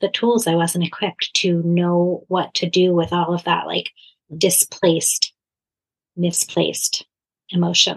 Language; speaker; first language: English; native; English